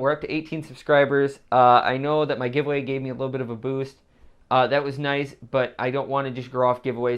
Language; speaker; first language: English; native; English